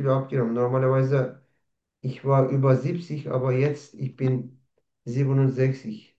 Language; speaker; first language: German; non-native, learner; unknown